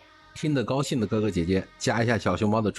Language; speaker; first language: Chinese; native; Chinese